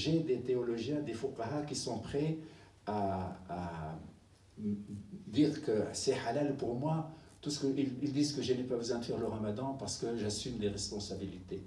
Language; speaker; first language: French; non-native, fluent; Arabic